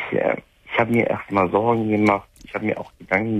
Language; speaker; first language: German; non-native, fluent; Arabic